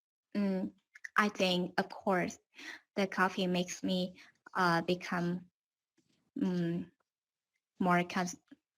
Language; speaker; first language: English; non-native, learner; Vietnamese